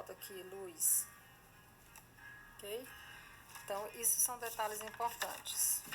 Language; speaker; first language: Portuguese; native; Portuguese